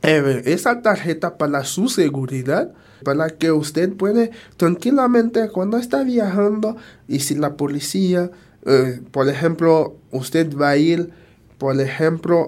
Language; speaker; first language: Spanish; non-native, fluent; Haitian Creole